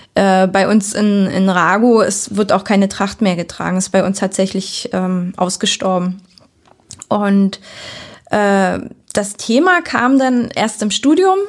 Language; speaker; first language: German; native; German